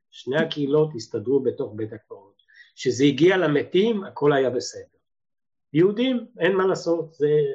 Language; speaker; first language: Hebrew; early bilingual, other home language; Serbian